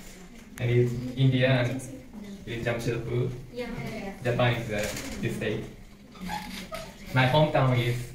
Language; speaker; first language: English; non-native, learner; Japanese